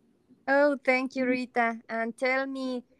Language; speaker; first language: English; non-native, learner; Spanish